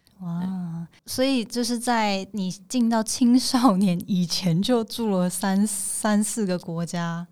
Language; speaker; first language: Chinese; native; Chinese